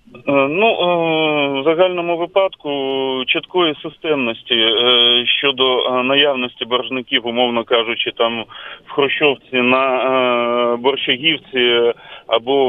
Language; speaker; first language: Ukrainian; native; Ukrainian